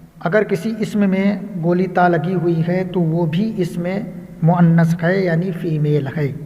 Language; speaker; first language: Urdu; native; Urdu